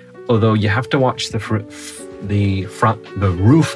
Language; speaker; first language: English; native; English